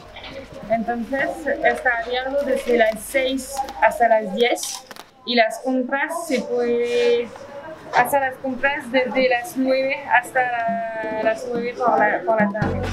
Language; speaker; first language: Spanish; non-native, fluent; French